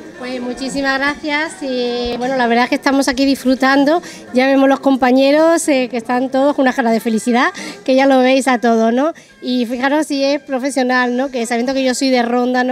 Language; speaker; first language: Spanish; native; Spanish